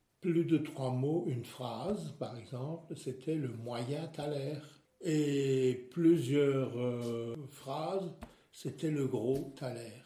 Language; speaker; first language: French; non-native, local second language; Swiss German